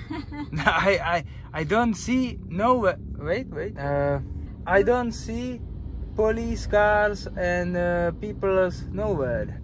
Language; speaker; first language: English; non-native, learner; Czech